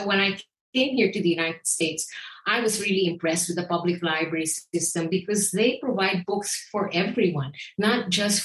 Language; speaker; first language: English; non-native, local second language; Filipino